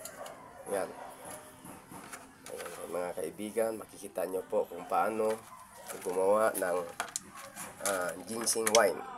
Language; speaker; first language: Filipino; native; Filipino